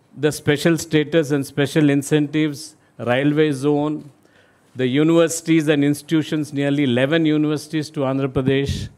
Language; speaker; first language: English; non-native, local second language; Telugu